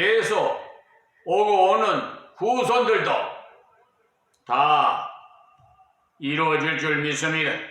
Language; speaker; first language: Korean; native; Korean